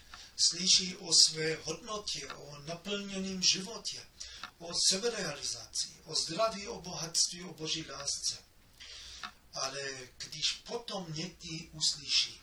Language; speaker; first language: Czech; non-native, fluent; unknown